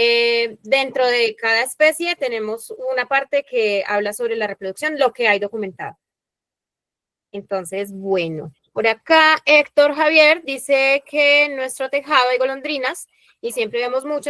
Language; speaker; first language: Spanish; native; Spanish